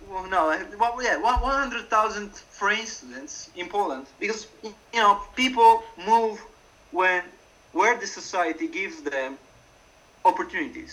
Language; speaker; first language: English; non-native, fluent; Italian